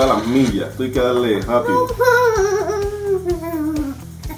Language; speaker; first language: Spanish; native; Spanish